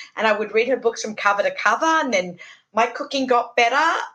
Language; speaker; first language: English; native; English